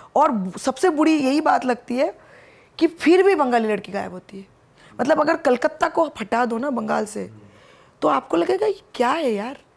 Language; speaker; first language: Hindi; non-native, local second language; Bangla